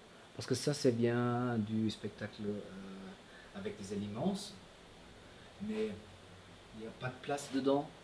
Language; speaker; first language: French; non-native, fluent; German